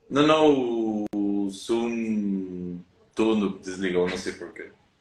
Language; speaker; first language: Portuguese; non-native, fluent; Spanish